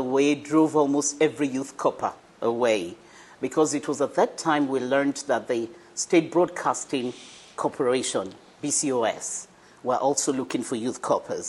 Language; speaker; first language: English; non-native, local second language; Yoruba